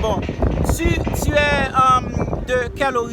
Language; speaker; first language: French; non-native, learner; Haitian Creole